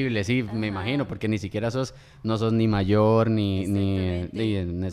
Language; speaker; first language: Spanish; native; Spanish